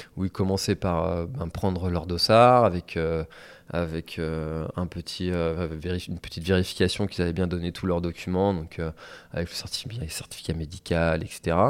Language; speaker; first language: French; native; French